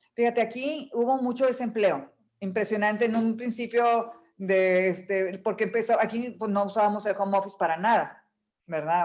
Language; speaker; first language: Spanish; native; Spanish